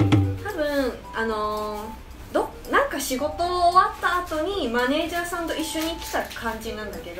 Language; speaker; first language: Japanese; non-native, fluent; Chinese